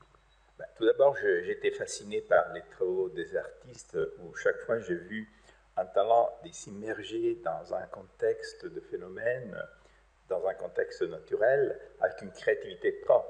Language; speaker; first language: French; native; French